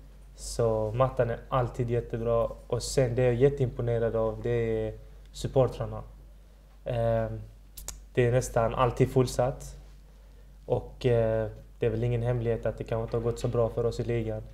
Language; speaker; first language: Swedish; early bilingual, other home language; Persian